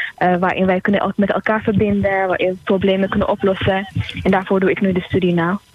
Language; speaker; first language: Dutch; non-native, fluent; Tigrinya